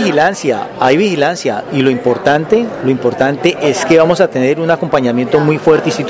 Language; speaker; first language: Spanish; native; Spanish